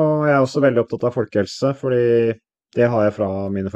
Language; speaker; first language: Norwegian; native; Norwegian